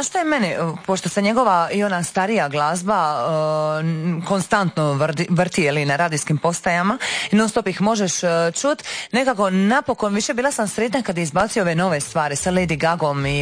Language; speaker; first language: Serbian; native; Serbian